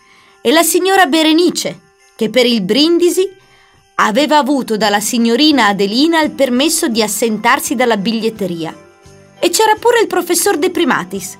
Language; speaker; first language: Italian; native; Italian